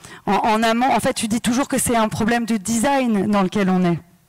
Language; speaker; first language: French; native; French